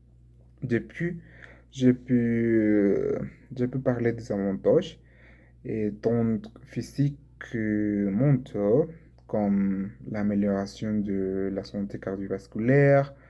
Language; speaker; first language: French; non-native, learner; Spanish